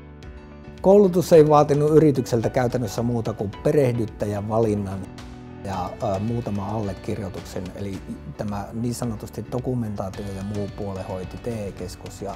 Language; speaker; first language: Finnish; native; Finnish